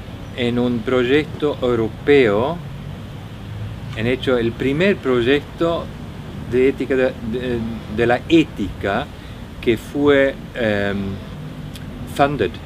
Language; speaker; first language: Spanish; non-native, fluent; Norwegian